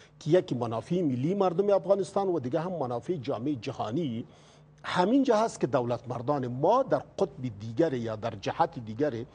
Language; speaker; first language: Persian; native; Persian